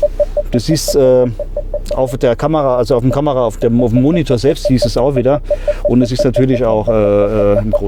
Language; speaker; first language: German; native; German